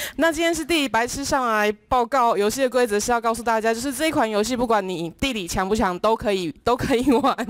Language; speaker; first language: Chinese; native; Chinese